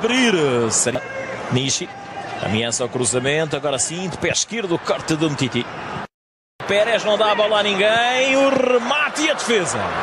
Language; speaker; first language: Portuguese; native; Portuguese